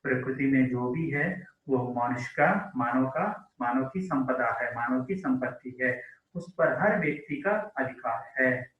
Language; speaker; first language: Hindi; non-native, local second language; Telugu